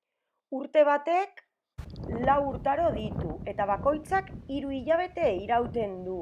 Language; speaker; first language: Basque; non-native, local second language; Spanish